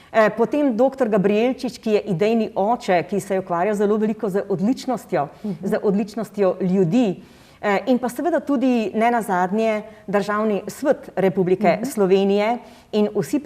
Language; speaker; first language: Slovenian; native; Slovenian